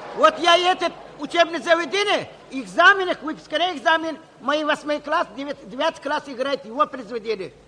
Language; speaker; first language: Russian; non-native, local second language; Uzbek